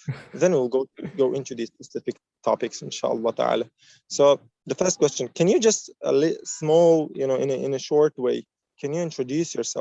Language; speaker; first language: English; non-native, fluent; Uzbek